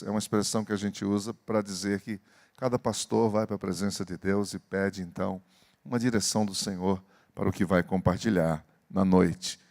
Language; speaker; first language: Portuguese; native; Portuguese